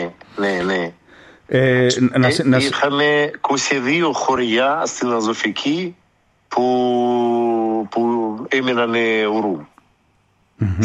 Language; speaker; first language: Greek; early bilingual, heritage; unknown